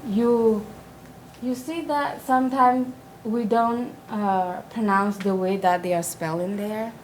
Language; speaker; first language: English; non-native, fluent; Burmese